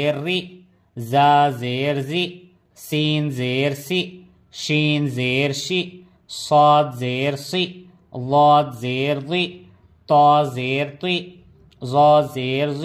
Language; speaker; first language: Urdu; native; Urdu